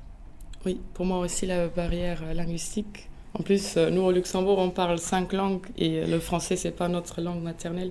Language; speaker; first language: French; non-native, local second language; Luxembourgish